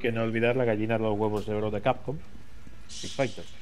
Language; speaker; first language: Spanish; native; Spanish